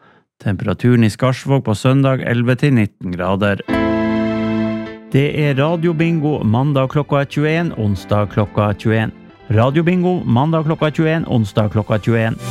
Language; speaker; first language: Norwegian; native; Norwegian